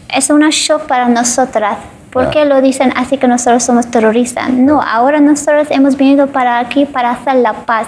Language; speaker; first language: Spanish; non-native, fluent; Persian